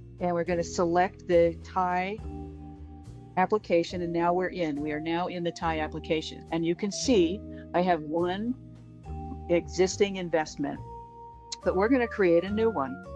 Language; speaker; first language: English; native; English